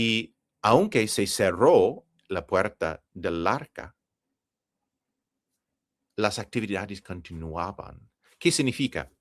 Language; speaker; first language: Spanish; non-native, fluent; English